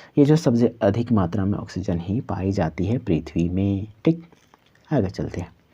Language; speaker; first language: Hindi; non-native, local second language; Santali